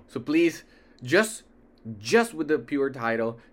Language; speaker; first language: English; early bilingual, other home language; Spanish